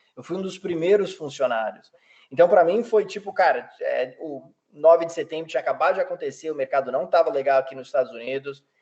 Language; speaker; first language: Portuguese; early bilingual, heritage; Portuguese